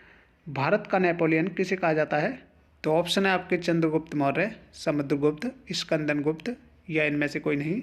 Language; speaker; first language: Hindi; native; Hindi